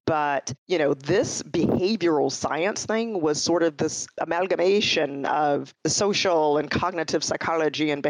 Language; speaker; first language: English; native; English